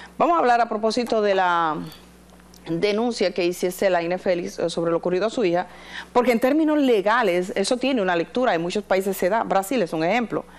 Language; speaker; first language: Spanish; native; Spanish